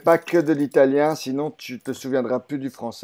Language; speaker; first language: French; native; French